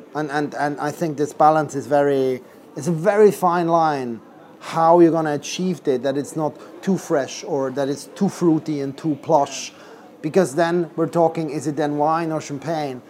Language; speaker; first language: English; non-native, fluent; Swiss German